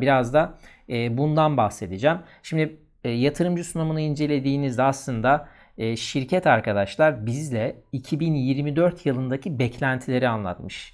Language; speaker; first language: Turkish; native; Turkish